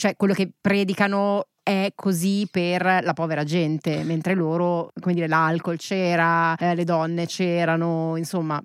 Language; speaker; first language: Italian; native; Italian